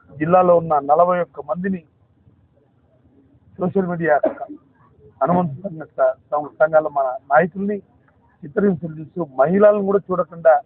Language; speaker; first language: Telugu; native; Telugu